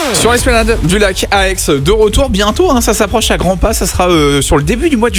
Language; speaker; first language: French; native; French